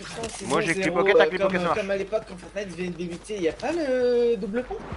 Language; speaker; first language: French; native; French